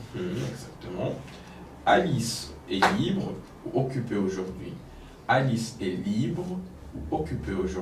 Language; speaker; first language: French; non-native, fluent; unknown